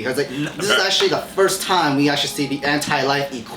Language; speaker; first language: English; native; English